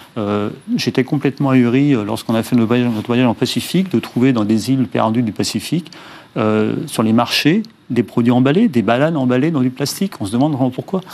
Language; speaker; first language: French; native; French